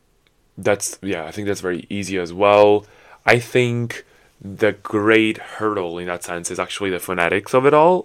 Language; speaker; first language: English; non-native, fluent; Italian